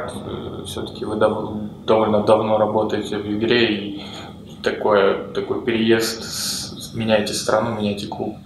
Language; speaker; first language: Russian; native; Russian